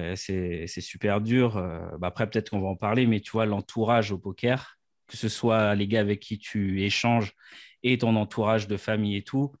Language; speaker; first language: French; native; French